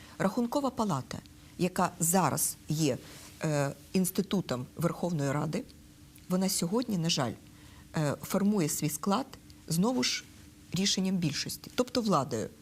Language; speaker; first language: Ukrainian; non-native, local second language; Russian